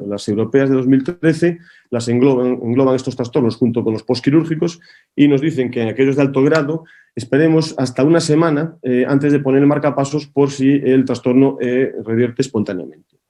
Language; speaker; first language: Spanish; native; Spanish